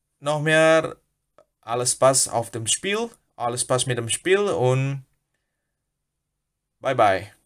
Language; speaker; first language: German; non-native, learner; Indonesian